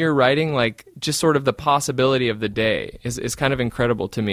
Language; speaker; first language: English; native; English